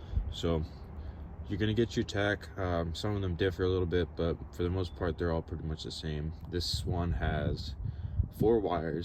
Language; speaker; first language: English; native; English